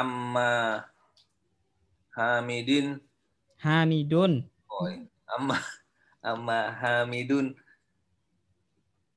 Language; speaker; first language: Arabic; non-native, learner; Indonesian